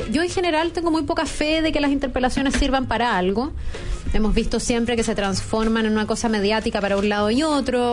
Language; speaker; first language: Spanish; native; Spanish